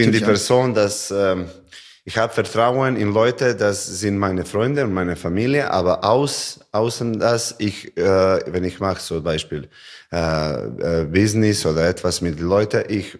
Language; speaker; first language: German; non-native, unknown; Serbian